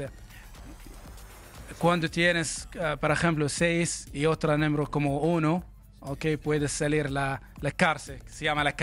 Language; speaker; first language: Spanish; non-native, learner; Arabic